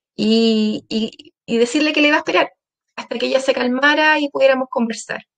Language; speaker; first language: Spanish; native; Spanish